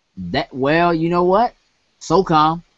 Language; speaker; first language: English; native; English